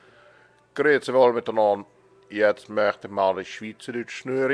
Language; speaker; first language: German; non-native, fluent; English